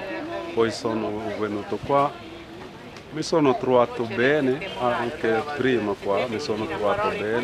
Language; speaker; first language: Italian; non-native, fluent; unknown